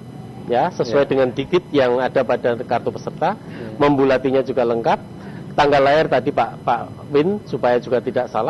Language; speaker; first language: Indonesian; native; Indonesian